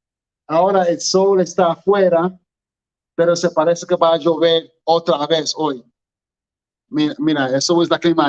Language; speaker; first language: Spanish; non-native, learner; English